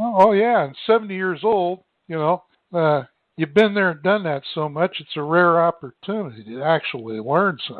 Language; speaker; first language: English; native; English